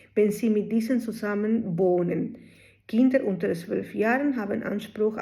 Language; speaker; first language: German; non-native, fluent; Spanish